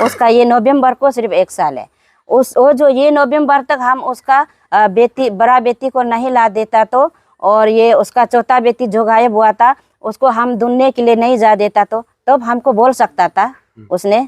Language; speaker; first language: Hindi; non-native, local second language; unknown